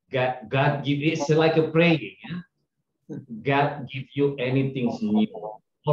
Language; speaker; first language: English; non-native, fluent; Indonesian